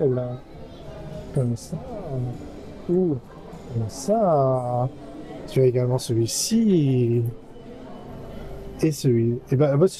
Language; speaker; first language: French; native; French